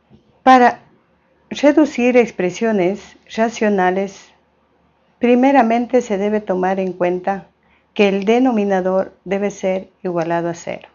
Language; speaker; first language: Spanish; native; Spanish